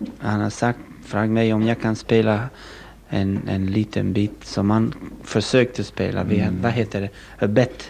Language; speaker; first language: Swedish; non-native, learner; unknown